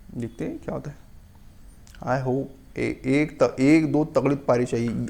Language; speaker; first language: Hindi; non-native, local second language; Marathi